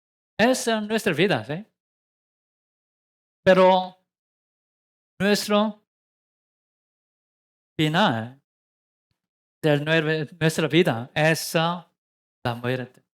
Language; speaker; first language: Spanish; non-native, learner; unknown